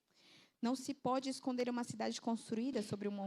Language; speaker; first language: Portuguese; native; Portuguese